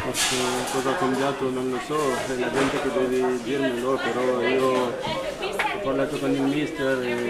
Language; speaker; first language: Italian; non-native, fluent; French